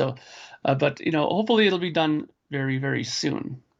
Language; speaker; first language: English; native; English